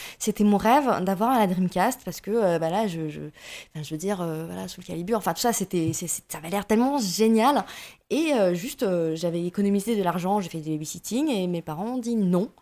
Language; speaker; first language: French; early bilingual, other home language; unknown